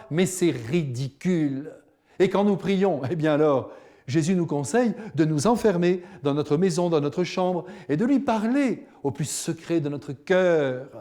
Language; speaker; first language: French; native; French